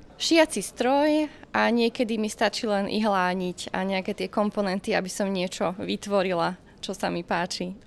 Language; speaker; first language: Slovak; native; Slovak